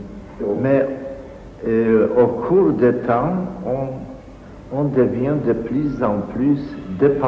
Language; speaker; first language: French; non-native, fluent; Polish